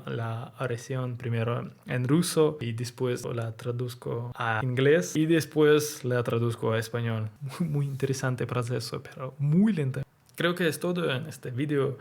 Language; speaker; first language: Spanish; non-native, learner; Russian